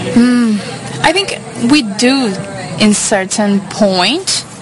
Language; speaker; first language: English; non-native, fluent; Portuguese